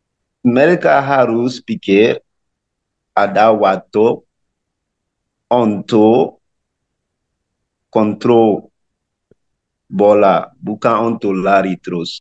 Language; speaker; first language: Indonesian; non-native, learner; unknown